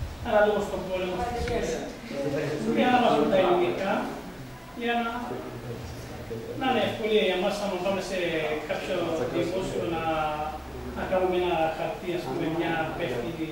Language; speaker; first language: Greek; non-native, learner; Arabic